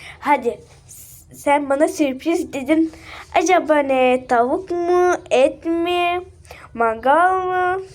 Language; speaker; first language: Turkish; early bilingual, other home language; Arabic